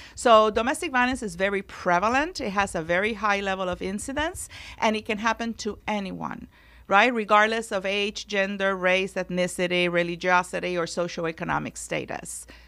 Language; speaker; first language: English; non-native, local second language; Spanish